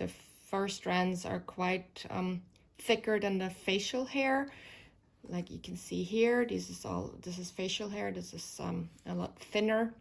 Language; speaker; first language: English; non-native, fluent; German